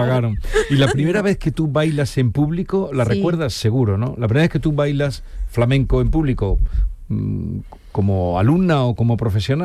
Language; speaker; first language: Spanish; native; Spanish